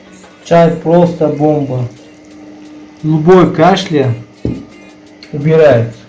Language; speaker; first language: Russian; non-native, learner; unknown